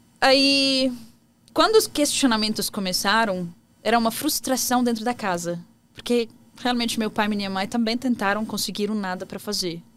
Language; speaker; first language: Portuguese; non-native, fluent; Arabic